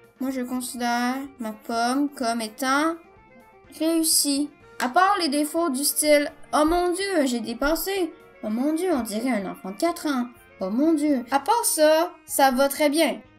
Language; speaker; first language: French; native; French